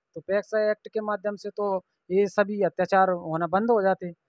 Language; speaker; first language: Hindi; native; Hindi